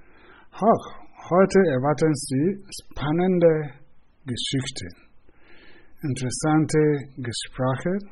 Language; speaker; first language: German; non-native, fluent; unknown